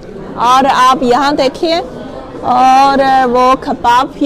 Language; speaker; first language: Hindi; non-native, learner; Chinese